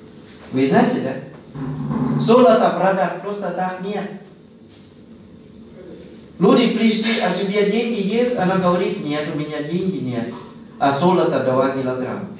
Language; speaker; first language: Russian; non-native, learner; Thai